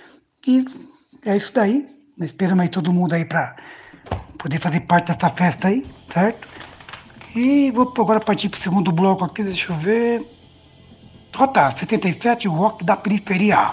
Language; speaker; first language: Portuguese; native; Portuguese